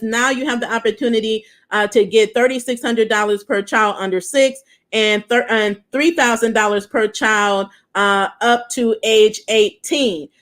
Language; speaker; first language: English; native; English